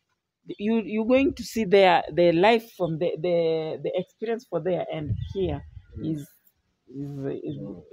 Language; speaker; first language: English; non-native, learner; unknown